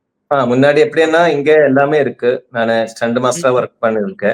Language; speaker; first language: Tamil; non-native, learner; Malayalam